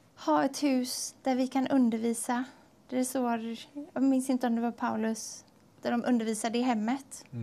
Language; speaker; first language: Swedish; native; Swedish